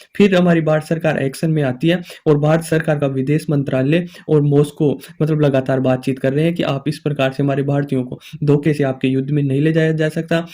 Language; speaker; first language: Hindi; native; Hindi